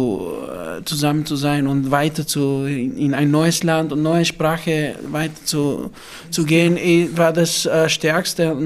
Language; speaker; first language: German; non-native, fluent; Bulgarian